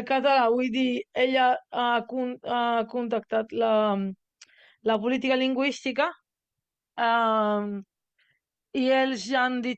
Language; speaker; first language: Catalan; non-native, learner; Italian